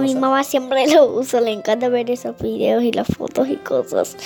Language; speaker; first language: Spanish; early bilingual, heritage; Spanish